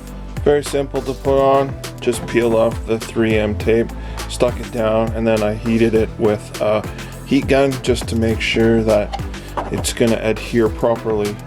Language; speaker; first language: English; native; English